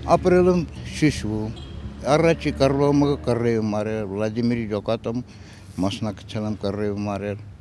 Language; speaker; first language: Armenian; native; Armenian